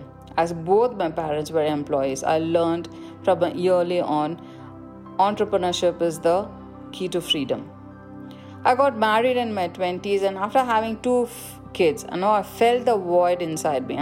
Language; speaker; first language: English; non-native, local second language; Tamil